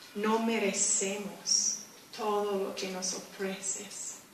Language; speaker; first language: Spanish; non-native, fluent; English